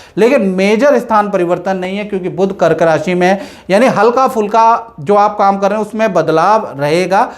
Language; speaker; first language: Hindi; native; Hindi